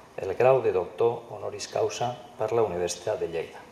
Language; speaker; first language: Catalan; native; Catalan